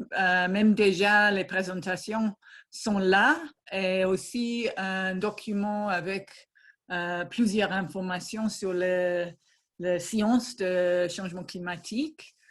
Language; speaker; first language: French; non-native, fluent; English